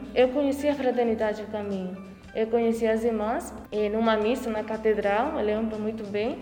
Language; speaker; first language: Portuguese; non-native, fluent; Spanish